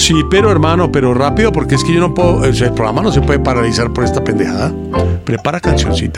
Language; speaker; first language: Spanish; native; Spanish